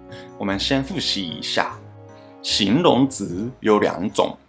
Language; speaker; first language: Chinese; non-native, fluent; Japanese